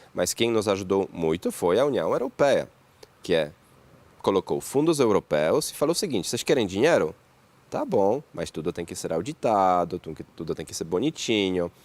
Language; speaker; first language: Portuguese; non-native, fluent; Polish